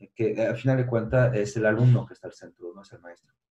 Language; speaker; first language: Spanish; non-native, fluent; French